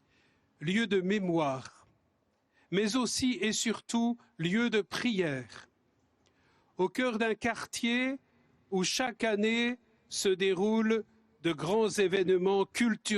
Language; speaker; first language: French; native; French